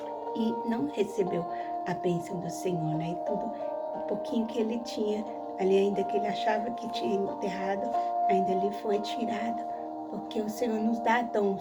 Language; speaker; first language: Portuguese; native; Portuguese